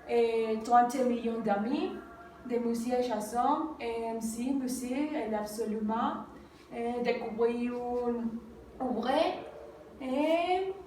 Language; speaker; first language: French; non-native, learner; Spanish